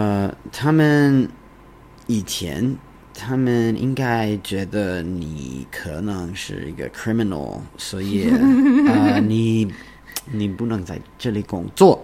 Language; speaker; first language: Chinese; non-native, learner; English